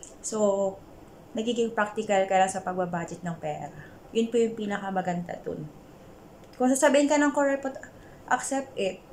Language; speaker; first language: Filipino; non-native, local second language; Iloko